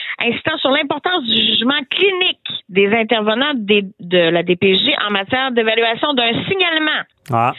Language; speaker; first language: French; native; French